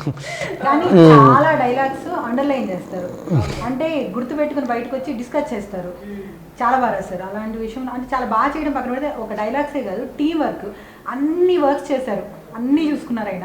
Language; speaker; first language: Telugu; native; Telugu